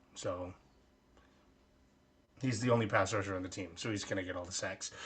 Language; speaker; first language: English; native; English